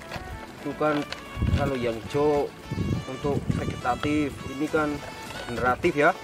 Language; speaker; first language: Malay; non-native, local second language; Javanese